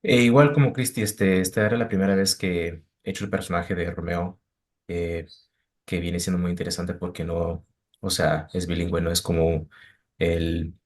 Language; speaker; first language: Spanish; early bilingual, heritage; Spanish